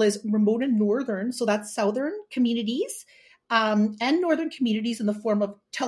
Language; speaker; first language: English; native; English